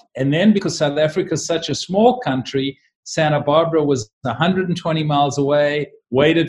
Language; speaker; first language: English; native; English